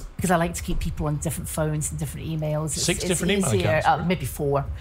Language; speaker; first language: English; native; English